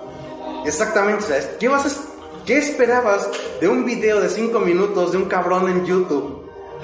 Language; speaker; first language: Spanish; native; Spanish